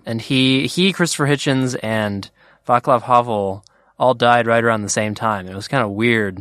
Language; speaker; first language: English; native; English